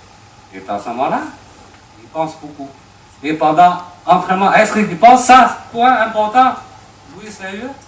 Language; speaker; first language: French; non-native, learner; Chinese